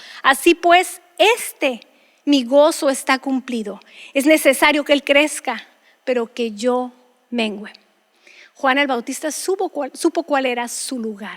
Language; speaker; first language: Spanish; native; Spanish